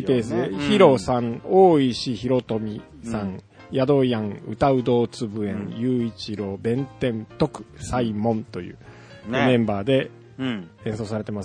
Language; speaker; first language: Japanese; native; Japanese